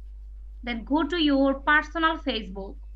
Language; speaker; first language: English; non-native, learner; Bangla